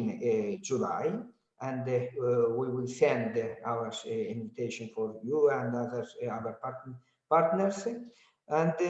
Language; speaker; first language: English; non-native, learner; Azerbaijani